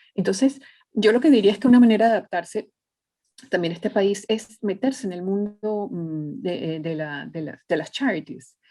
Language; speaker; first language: Spanish; native; Spanish